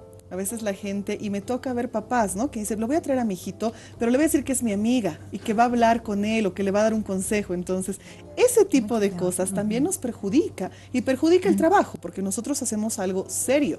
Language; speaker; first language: Spanish; native; Spanish